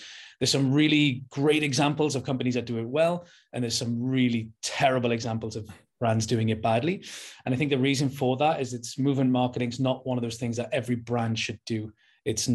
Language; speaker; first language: English; native; English